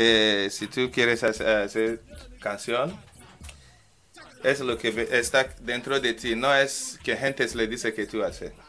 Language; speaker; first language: Spanish; non-native, learner; English